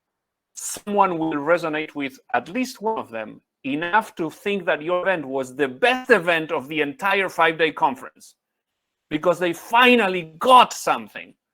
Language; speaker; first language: English; non-native, fluent; Spanish